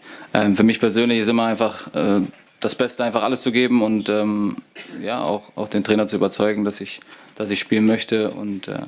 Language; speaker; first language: German; native; German